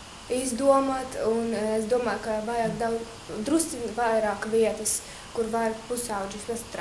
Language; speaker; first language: Latvian; non-native, local second language; Russian